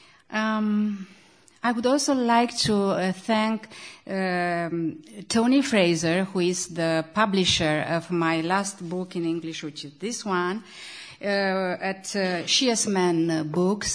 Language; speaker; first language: English; non-native, fluent; Romanian